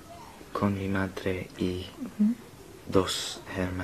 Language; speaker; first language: Spanish; non-native, learner; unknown